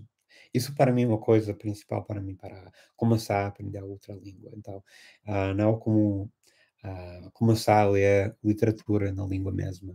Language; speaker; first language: Portuguese; non-native, fluent; English